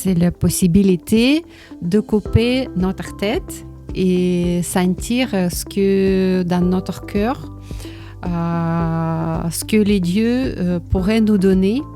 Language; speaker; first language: French; non-native, learner; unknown